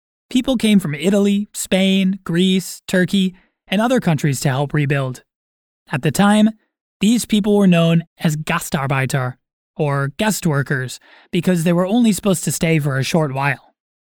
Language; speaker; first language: English; native; English